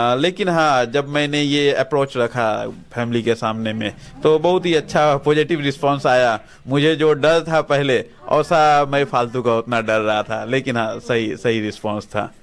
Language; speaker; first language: Hindi; native; Hindi